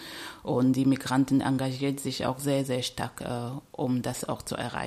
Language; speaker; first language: German; non-native, fluent; French